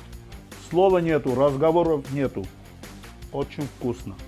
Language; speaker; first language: Russian; non-native, fluent; Armenian